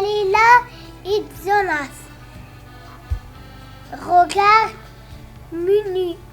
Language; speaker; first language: French; non-native, learner; Arabic